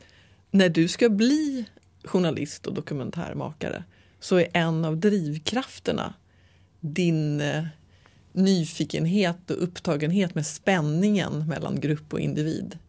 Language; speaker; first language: Swedish; native; Swedish